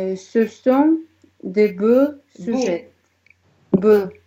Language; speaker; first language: French; non-native, learner; Russian